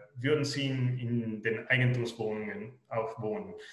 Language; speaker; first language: German; non-native, local second language; Italian